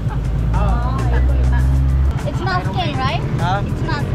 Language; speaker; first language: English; non-native, learner; Korean